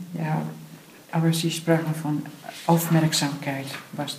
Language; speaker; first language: German; non-native, learner; Dutch